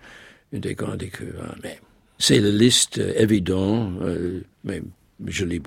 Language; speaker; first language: French; non-native, fluent; English